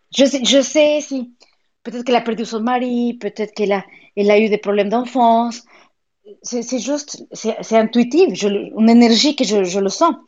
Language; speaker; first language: French; non-native, fluent; Spanish